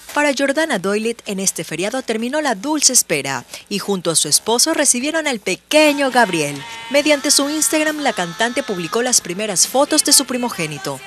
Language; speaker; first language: Spanish; native; Spanish